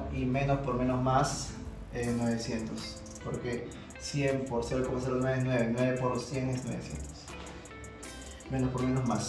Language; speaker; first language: Spanish; native; Spanish